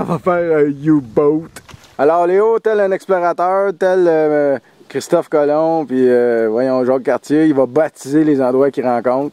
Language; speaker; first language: French; native; French